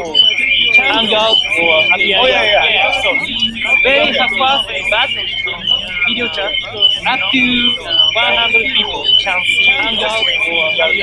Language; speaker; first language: English; non-native, learner; Japanese